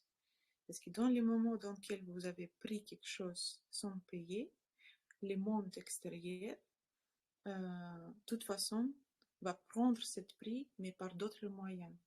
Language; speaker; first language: French; non-native, learner; Russian